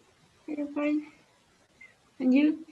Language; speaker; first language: English; non-native, learner; Spanish